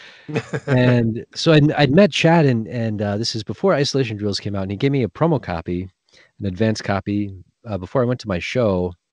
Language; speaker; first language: English; native; English